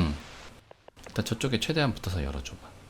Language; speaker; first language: Korean; native; Korean